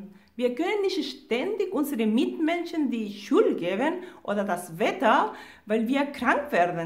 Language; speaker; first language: German; non-native, fluent; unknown